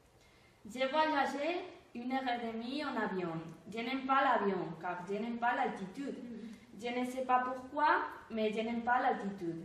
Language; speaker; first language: French; non-native, learner; Spanish